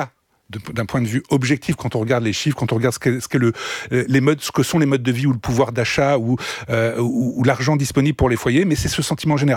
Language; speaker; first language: French; native; French